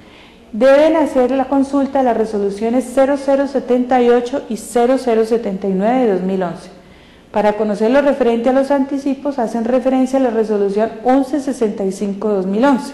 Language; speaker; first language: Spanish; native; Spanish